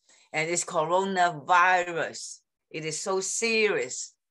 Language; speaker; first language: English; non-native, fluent; Chinese